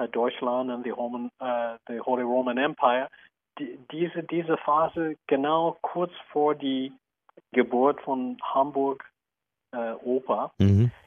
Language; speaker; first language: German; non-native, fluent; English